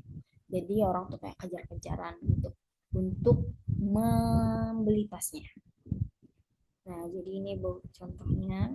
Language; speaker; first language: Indonesian; native; Indonesian